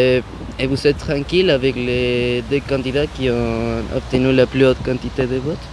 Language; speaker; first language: French; non-native, fluent; Spanish